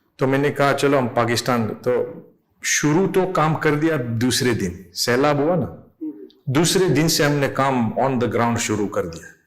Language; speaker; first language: Urdu; non-native, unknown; English